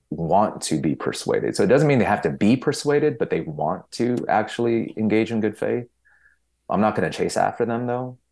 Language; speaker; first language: English; native; English